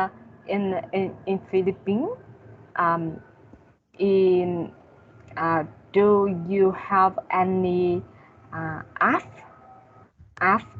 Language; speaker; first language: English; non-native, learner; Vietnamese